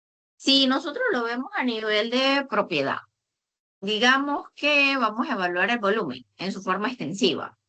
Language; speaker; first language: Spanish; native; Spanish